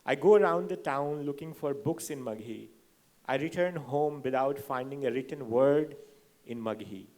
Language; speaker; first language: English; non-native, local second language; Hindi